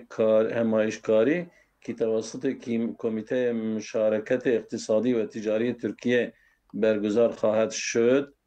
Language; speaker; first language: Persian; non-native, fluent; Kurdish